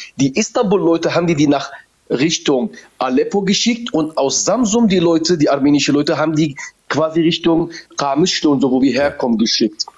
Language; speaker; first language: German; early bilingual, other home language; Turoyo